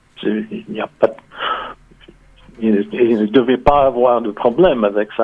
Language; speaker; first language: French; non-native, fluent; English